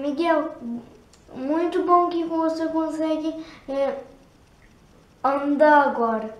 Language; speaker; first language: Portuguese; early bilingual, heritage; Turkish